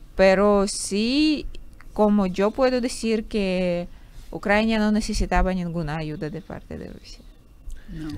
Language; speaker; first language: Spanish; non-native, fluent; Ukrainian